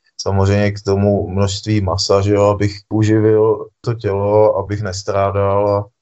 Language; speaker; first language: Czech; native; Czech